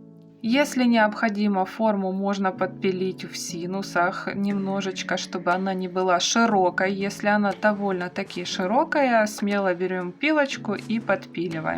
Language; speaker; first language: Russian; native; Russian